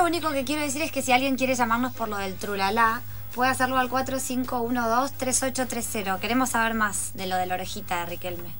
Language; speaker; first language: Spanish; native; Spanish